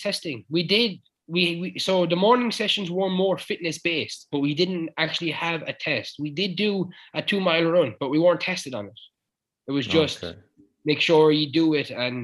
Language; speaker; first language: English; native; English